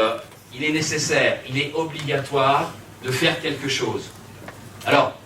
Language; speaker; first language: French; native; French